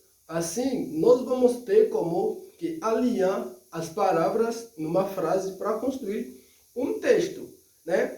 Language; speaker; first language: Portuguese; non-native, fluent; Haitian Creole